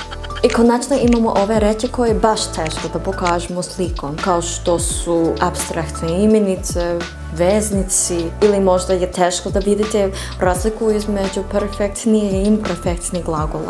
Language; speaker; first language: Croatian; non-native, fluent; English